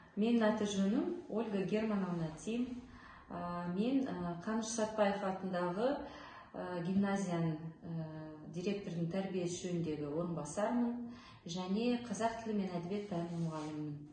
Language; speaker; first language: Kazakh; non-native, local second language; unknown